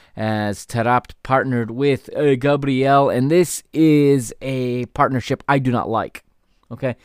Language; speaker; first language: English; native; English